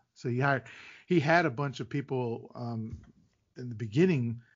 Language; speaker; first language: English; native; English